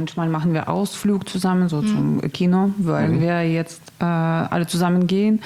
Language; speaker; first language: German; non-native, learner; Russian